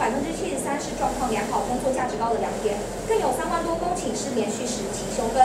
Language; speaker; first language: Chinese; native; Chinese